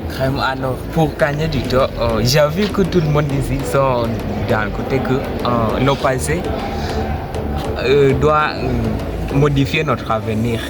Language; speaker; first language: French; non-native, learner; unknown